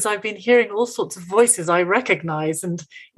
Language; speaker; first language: English; native; English